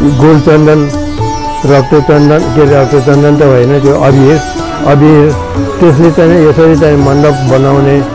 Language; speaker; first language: Nepali; non-native, local second language; Newari